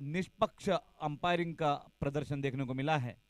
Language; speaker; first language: Hindi; non-native, local second language; Marathi